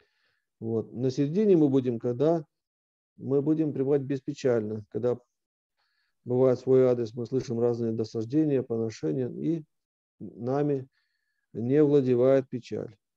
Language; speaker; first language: Russian; native; Russian